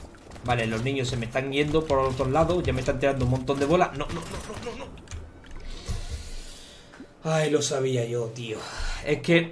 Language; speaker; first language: Spanish; native; Spanish